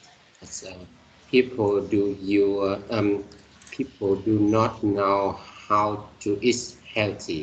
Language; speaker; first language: English; non-native, learner; Vietnamese